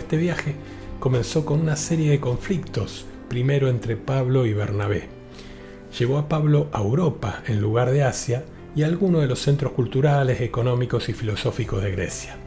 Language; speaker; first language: Spanish; native; Spanish